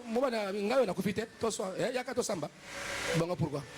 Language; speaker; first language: French; non-native, local second language; Lingala